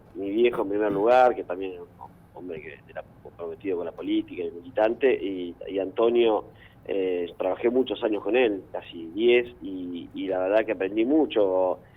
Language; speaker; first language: Spanish; native; Spanish